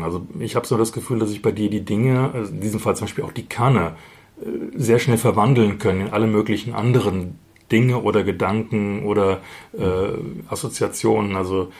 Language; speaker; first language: German; native; German